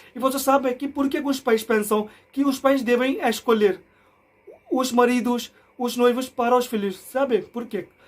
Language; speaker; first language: Portuguese; non-native, learner; Hindi